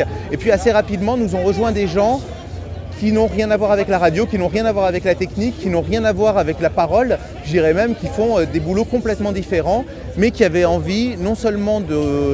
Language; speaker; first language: French; native; French